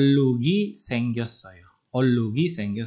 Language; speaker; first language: Korean; non-native, fluent; Indonesian